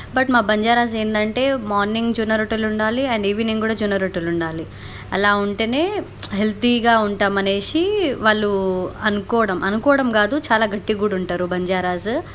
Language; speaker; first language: Telugu; non-native, local second language; Lambadi